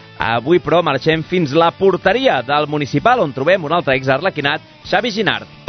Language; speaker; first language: Catalan; native; Catalan